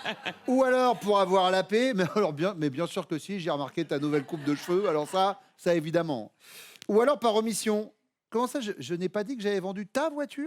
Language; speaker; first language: French; native; French